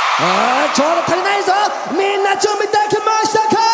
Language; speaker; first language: Japanese; native; Japanese